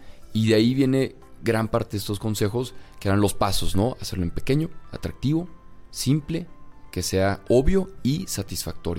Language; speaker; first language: Spanish; native; Spanish